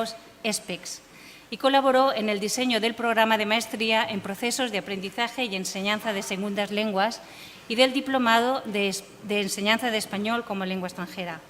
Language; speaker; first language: Spanish; native; Spanish